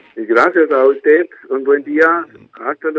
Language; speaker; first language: Spanish; non-native, fluent; German